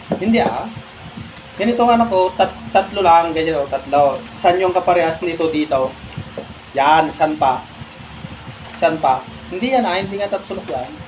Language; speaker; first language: Filipino; non-native, local second language; Iloko